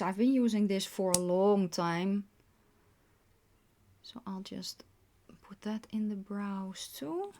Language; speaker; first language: English; non-native, fluent; Dutch